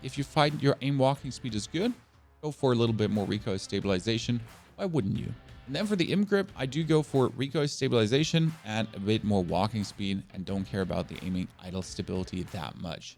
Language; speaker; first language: English; non-native, fluent; German